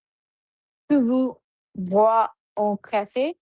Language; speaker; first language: French; non-native, learner; Punjabi